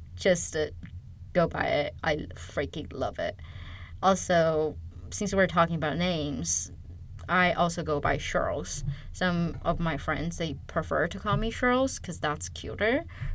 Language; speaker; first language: English; non-native, fluent; Chinese